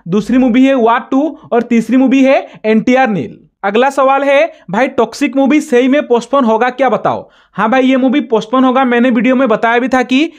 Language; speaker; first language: Hindi; native; Hindi